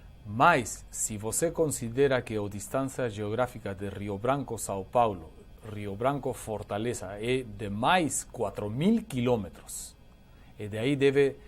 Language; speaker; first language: Portuguese; non-native, learner; Spanish